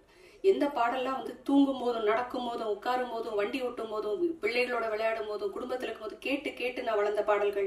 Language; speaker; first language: Tamil; native; Tamil